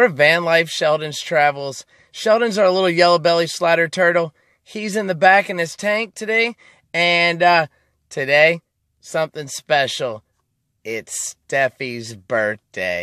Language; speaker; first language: English; native; English